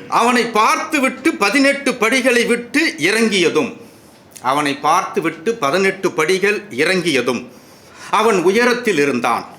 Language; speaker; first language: Tamil; native; Tamil